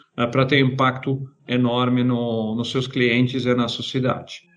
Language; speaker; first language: Portuguese; non-native, fluent; Dutch